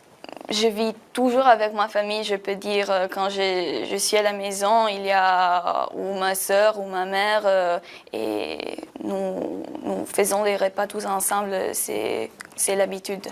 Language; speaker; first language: French; non-native, fluent; Arabic